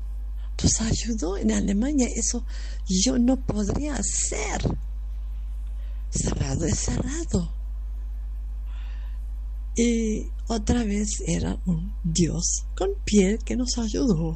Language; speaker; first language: Spanish; non-native, fluent; German